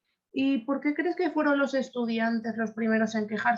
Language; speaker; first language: Spanish; native; Spanish